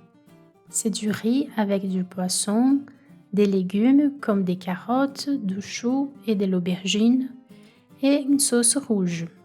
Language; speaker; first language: French; non-native, fluent; Portuguese